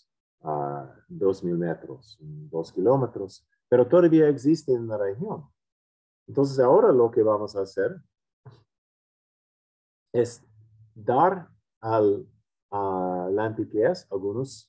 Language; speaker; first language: Spanish; non-native, fluent; English